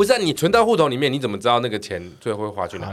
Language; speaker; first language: Chinese; native; Chinese